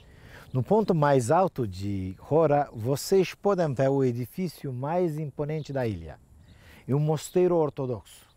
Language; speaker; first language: Portuguese; non-native, fluent; Turkish